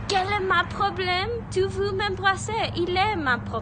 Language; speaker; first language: French; non-native, learner; English